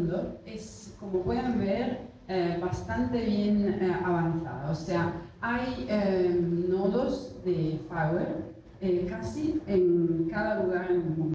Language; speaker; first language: Spanish; non-native, fluent; Italian